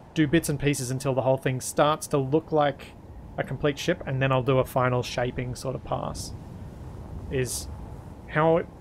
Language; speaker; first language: English; native; English